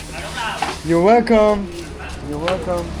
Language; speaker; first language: English; non-native, learner; French